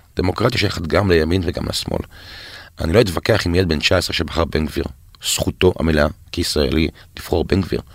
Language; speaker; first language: Hebrew; native; Hebrew